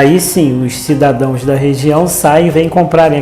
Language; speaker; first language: Portuguese; native; Portuguese